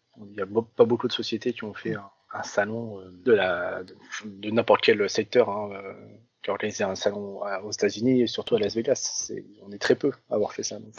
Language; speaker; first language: French; early bilingual, other home language; Vietnamese